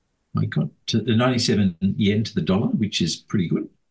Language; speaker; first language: English; native; English